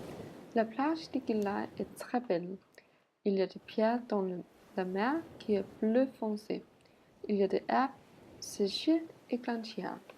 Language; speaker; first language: French; non-native, learner; Danish